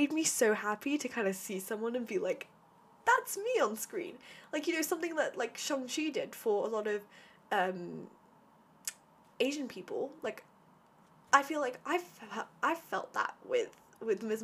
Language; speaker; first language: English; native; English